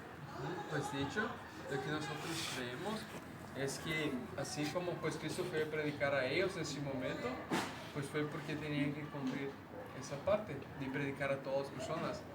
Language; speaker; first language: Spanish; native; Spanish